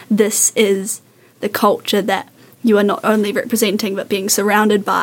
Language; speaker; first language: English; native; English